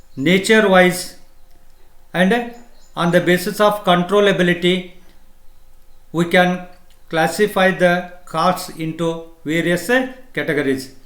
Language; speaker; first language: English; non-native, local second language; Kannada